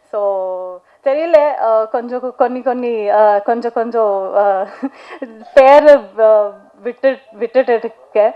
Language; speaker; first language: Tamil; non-native, learner; Kannada